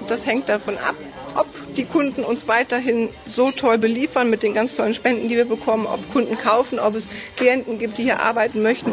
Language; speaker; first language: German; native; German